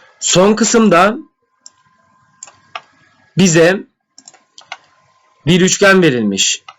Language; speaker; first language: Turkish; native; Turkish